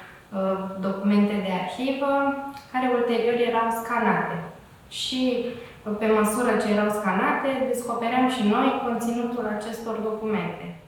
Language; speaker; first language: Romanian; native; Romanian